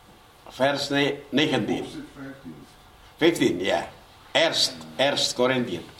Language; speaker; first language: Dutch; non-native, learner; Indonesian